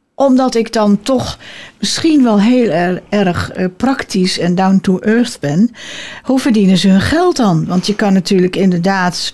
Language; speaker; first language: Dutch; native; Dutch